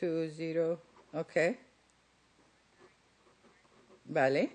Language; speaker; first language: Persian; native; Persian